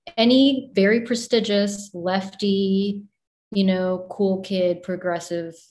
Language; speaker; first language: English; native; English